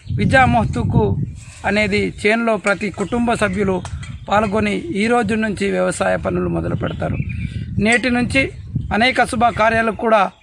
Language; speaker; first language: Telugu; non-native, local second language; Gondi